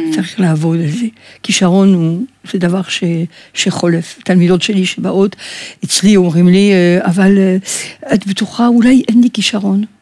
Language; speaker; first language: Hebrew; non-native, fluent; French